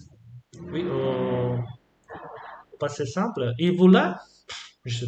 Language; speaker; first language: French; non-native, fluent; Spanish